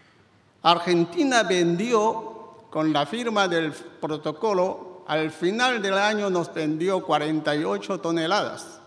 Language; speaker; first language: Spanish; non-native, fluent; Chinese